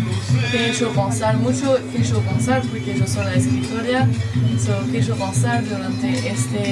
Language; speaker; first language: Spanish; non-native, learner; French